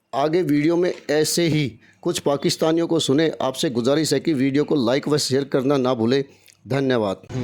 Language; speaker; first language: Hindi; native; Hindi